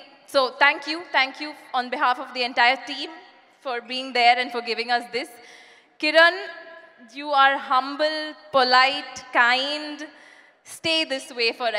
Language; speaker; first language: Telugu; non-native, learner; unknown